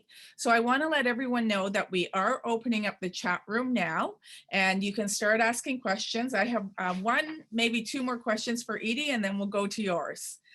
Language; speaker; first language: English; native; English